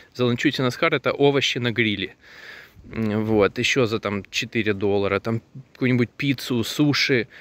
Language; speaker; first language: Russian; native; Russian